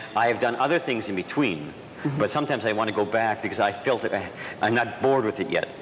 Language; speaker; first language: English; native; English